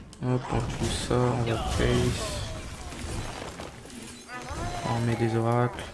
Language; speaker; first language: French; native; French